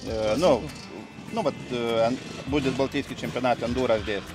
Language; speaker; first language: Russian; non-native, local second language; Lithuanian